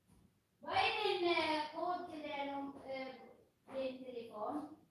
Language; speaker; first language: Swedish; non-native, fluent; Filipino